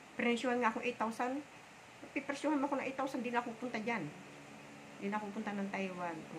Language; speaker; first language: Filipino; non-native, local second language; Bikol